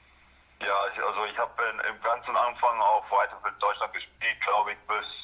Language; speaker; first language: German; non-native, fluent; Afrikaans